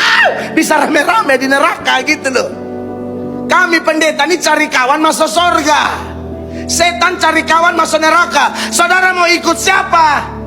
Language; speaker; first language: Indonesian; native; Indonesian